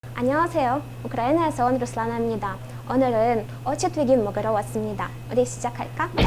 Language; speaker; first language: Korean; non-native, learner; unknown